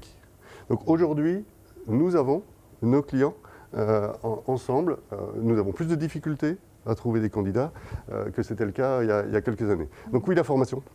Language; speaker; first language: French; native; French